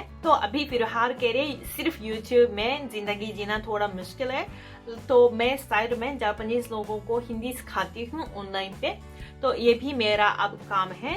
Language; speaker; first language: Hindi; non-native, fluent; Japanese